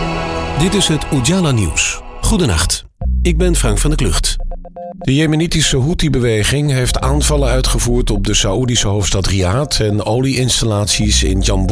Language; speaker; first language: Dutch; native; Dutch